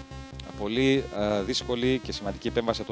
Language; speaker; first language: Greek; native; Greek